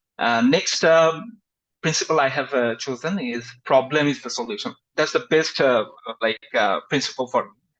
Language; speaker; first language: English; non-native, fluent; Bangla